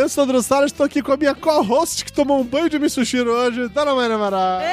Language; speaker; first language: Portuguese; native; Portuguese